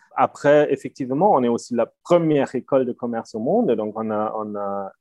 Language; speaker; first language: French; non-native, fluent; German